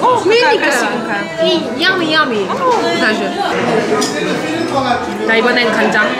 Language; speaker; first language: Russian; non-native, learner; Korean